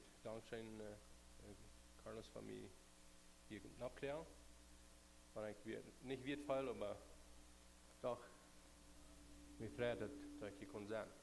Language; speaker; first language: German; non-native, learner; Plautdietsch